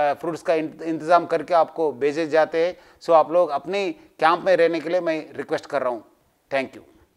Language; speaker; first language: Hindi; non-native, local second language; Telugu